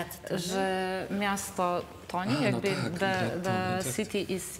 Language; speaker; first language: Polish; non-native, fluent; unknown